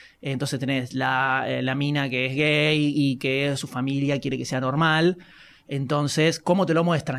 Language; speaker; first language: Spanish; native; Spanish